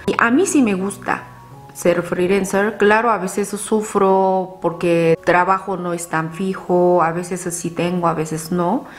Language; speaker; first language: Spanish; non-native, fluent; Korean